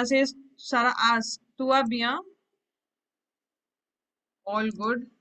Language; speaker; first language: French; non-native, fluent; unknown